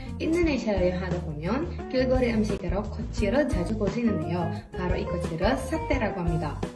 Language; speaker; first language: Korean; non-native, fluent; Indonesian